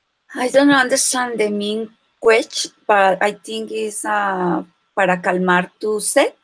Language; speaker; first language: English; non-native, learner; Spanish